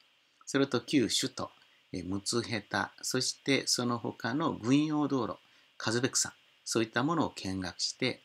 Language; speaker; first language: Japanese; native; Japanese